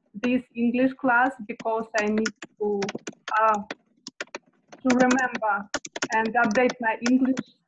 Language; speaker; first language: English; non-native, learner; Russian